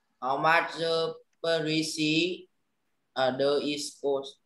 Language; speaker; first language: English; non-native, learner; Vietnamese